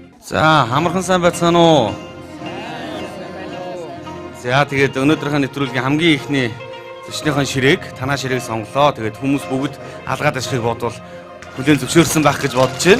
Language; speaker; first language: Mongolian; native; Mongolian